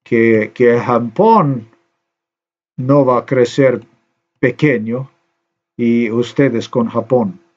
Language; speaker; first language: Spanish; non-native, learner; Slovenian